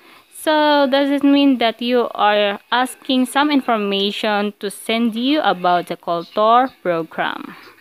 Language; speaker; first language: English; non-native, local second language; Filipino